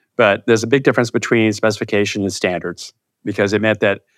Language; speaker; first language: English; native; English